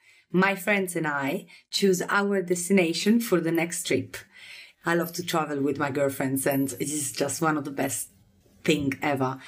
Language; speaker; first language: English; non-native, fluent; Italian